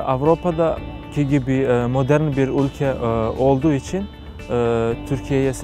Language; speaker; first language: Turkish; non-native, fluent; Serbian